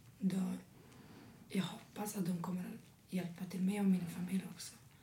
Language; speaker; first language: Swedish; non-native, learner; Arabic